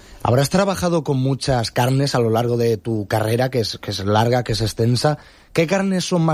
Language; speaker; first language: Spanish; native; Spanish